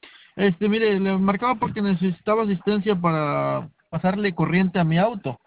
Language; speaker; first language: Spanish; native; Spanish